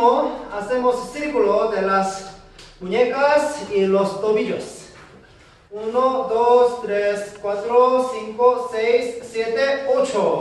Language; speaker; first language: Spanish; non-native, learner; Korean